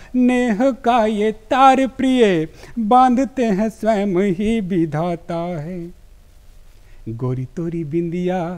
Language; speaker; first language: Hindi; native; Hindi